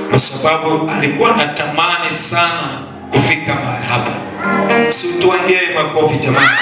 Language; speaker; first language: Swahili; non-native, local second language; Luyia